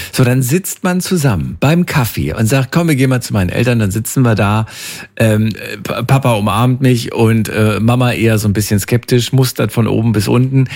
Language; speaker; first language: German; native; German